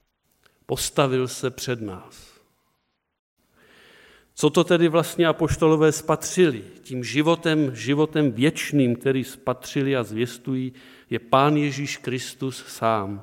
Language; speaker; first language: Czech; native; Czech